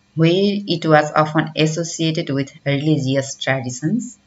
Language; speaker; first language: English; non-native, local second language; Nepali